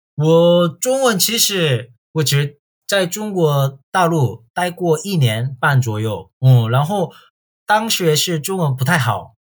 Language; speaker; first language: Chinese; non-native, fluent; Korean